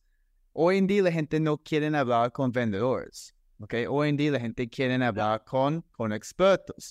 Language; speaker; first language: Spanish; non-native, fluent; English